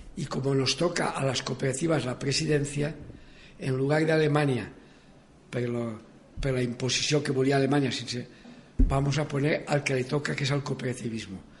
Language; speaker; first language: Spanish; non-native, local second language; Catalan